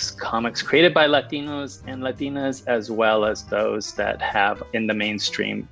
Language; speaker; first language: English; early bilingual, other home language; Spanish